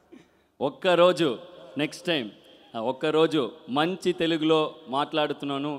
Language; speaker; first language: Telugu; non-native, learner; Tamil